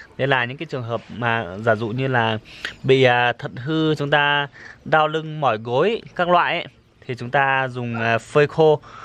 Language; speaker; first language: Vietnamese; non-native, local second language; Iu Mien